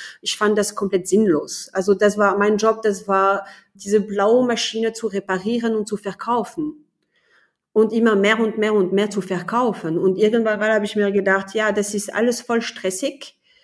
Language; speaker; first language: German; non-native, fluent; French